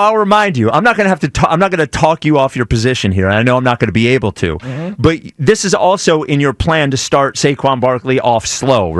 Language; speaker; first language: English; native; English